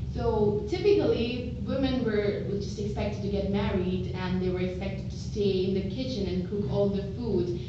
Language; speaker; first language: English; non-native, local second language; Bangla